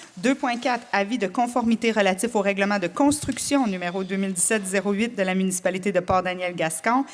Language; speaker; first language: French; native; French